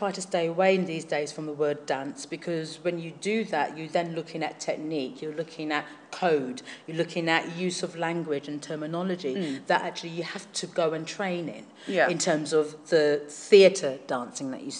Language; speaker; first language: English; native; English